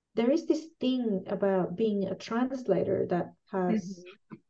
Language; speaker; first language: English; non-native, fluent; Spanish